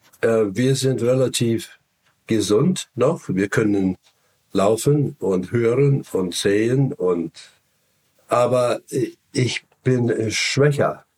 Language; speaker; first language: German; non-native, fluent; English